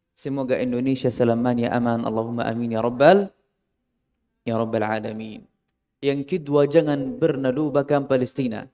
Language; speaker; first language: Indonesian; non-native, fluent; Arabic